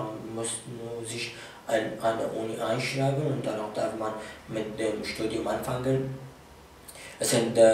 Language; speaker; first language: German; non-native, fluent; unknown